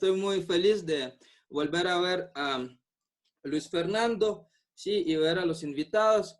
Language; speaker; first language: Spanish; non-native, fluent; Buriat